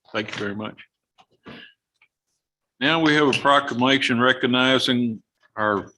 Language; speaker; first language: English; native; English